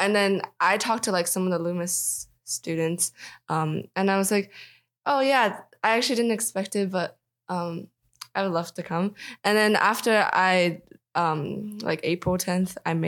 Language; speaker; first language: English; non-native, local second language; Cantonese